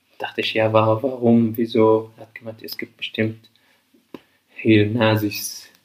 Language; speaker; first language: German; non-native, fluent; Arabic